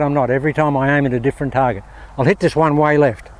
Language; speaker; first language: English; native; English